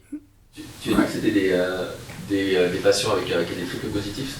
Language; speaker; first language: French; native; French